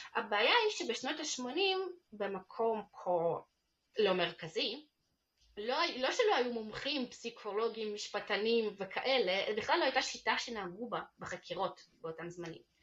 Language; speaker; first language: Hebrew; early bilingual, other home language; Russian